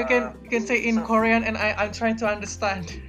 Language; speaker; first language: English; non-native, learner; Indonesian